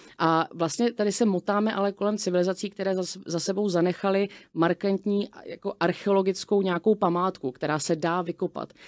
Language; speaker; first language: Czech; native; Czech